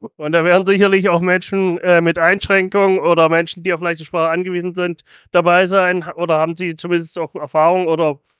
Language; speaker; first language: German; native; German